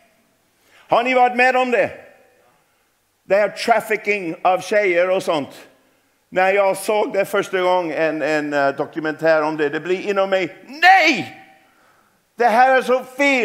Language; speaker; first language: Swedish; non-native, fluent; English